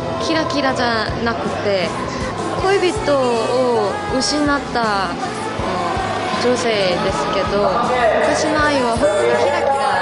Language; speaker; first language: Japanese; non-native, fluent; Korean